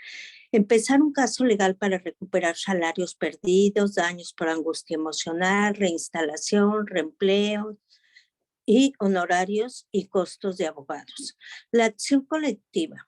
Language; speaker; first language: Spanish; native; Spanish